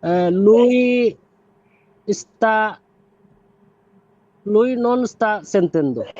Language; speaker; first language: Italian; non-native, learner; Bangla